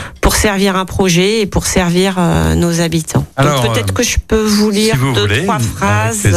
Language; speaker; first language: French; native; French